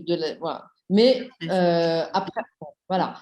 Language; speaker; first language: French; native; French